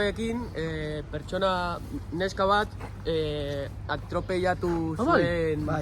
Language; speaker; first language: Basque; non-native, local second language; Spanish